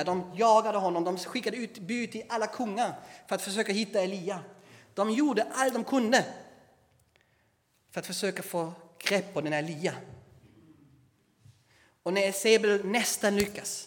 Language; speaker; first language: Swedish; non-native, fluent; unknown